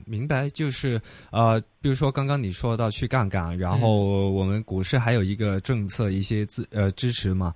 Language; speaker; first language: Chinese; non-native, local second language; Cantonese